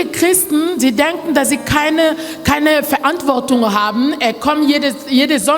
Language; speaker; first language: German; non-native, learner; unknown